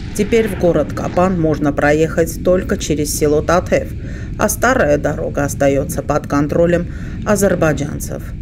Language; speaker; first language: Russian; non-native, fluent; Armenian